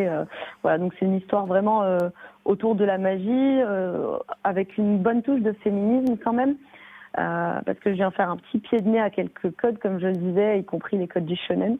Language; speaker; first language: French; native; French